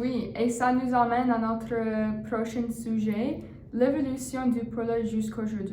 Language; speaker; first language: French; non-native, learner; English